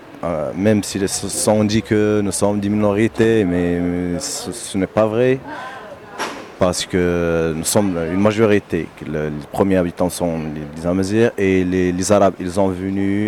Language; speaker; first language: French; non-native, local second language; Berber languages